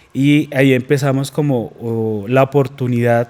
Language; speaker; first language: Spanish; native; Spanish